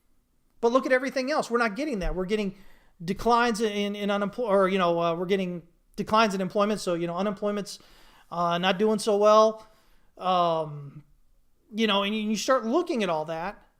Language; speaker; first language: English; native; English